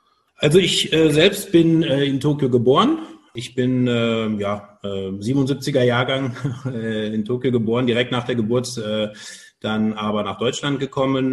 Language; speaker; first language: German; native; German